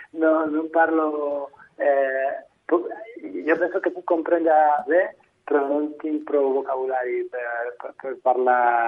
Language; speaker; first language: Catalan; non-native, learner; Spanish